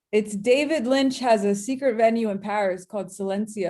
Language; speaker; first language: English; native; English